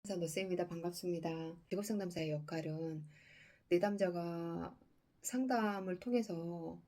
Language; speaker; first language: Korean; native; Korean